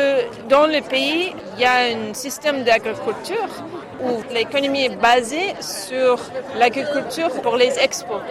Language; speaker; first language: French; non-native, fluent; English